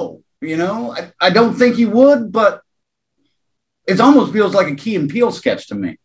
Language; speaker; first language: English; native; English